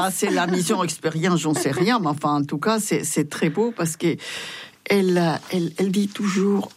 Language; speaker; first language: French; non-native, fluent; Spanish